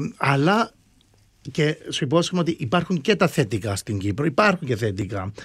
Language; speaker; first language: Greek; early bilingual, heritage; Greek